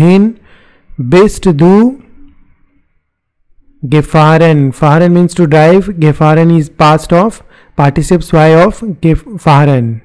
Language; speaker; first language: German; non-native, fluent; Hindi